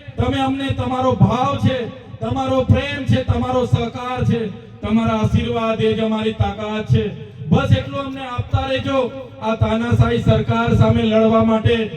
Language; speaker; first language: Gujarati; non-native, local second language; Vasavi